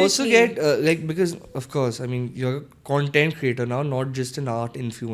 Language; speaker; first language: English; non-native, local second language; Hindi